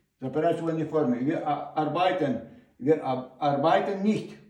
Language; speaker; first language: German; non-native, learner; Ukrainian